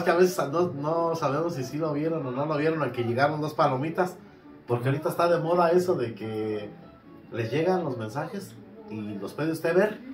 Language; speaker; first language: Spanish; native; Spanish